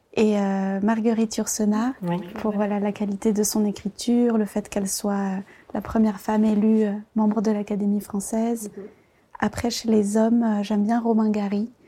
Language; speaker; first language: French; early bilingual, other home language; Vietnamese